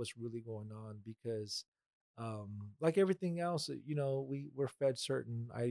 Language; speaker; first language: English; early bilingual, other home language; Spanish